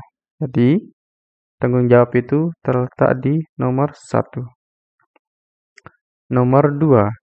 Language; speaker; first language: Indonesian; native; Indonesian